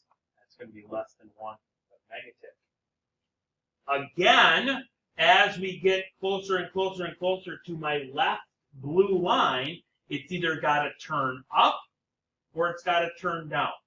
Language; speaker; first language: English; native; English